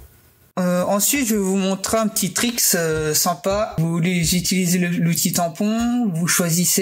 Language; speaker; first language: French; native; French